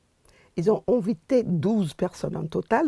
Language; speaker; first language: French; non-native, fluent; English